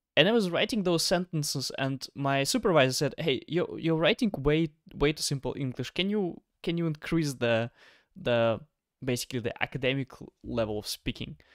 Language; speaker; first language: English; non-native, fluent; Ukrainian